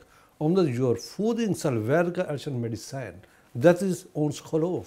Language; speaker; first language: Dutch; non-native, fluent; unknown